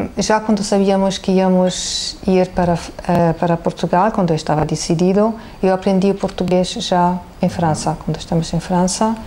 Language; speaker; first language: Portuguese; non-native, fluent; German